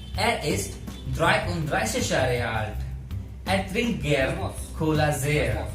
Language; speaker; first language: German; non-native, fluent; Hindi